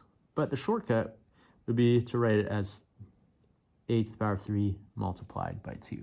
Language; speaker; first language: English; native; English